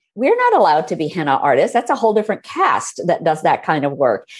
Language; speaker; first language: English; early bilingual, other home language; Hindi